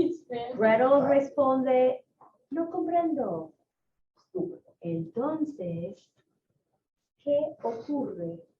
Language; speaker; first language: Spanish; non-native, fluent; English